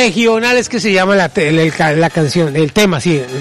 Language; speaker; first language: Spanish; native; Spanish